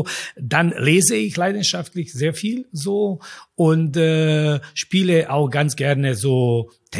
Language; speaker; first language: German; non-native, fluent; Croatian